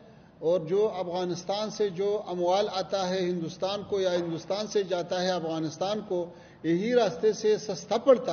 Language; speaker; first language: Hindi; non-native, learner; Pashto